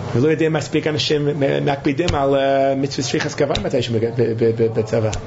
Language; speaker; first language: Hebrew; non-native, fluent; English